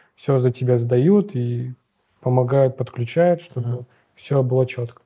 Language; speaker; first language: Russian; non-native, local second language; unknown